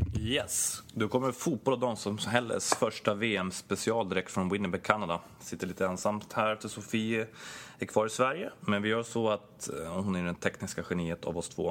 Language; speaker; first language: Swedish; native; Swedish